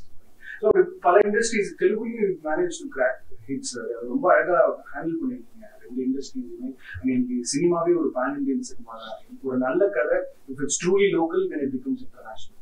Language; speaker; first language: Tamil; native; Tamil